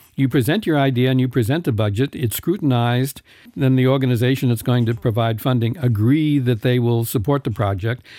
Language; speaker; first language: English; native; English